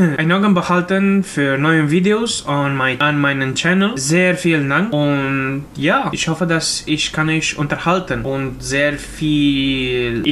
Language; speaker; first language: German; non-native, learner; Romanian